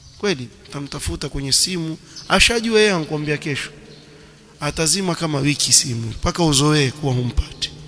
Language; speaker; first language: Swahili; native; Swahili